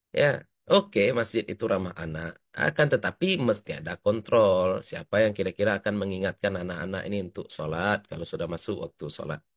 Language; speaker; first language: Indonesian; native; Indonesian